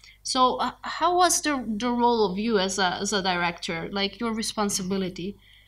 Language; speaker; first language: English; non-native, fluent; Macedonian